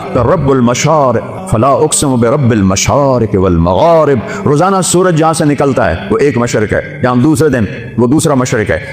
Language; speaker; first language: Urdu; non-native, local second language; Punjabi